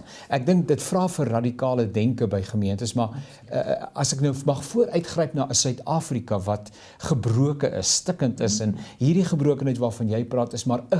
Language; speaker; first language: Afrikaans; native; Afrikaans